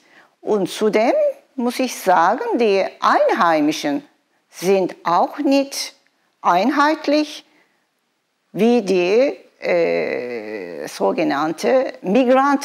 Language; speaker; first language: German; non-native, fluent; Turkish